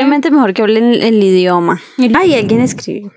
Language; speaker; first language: Spanish; native; Spanish